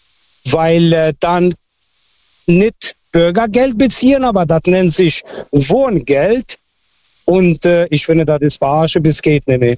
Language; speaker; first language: German; non-native, fluent; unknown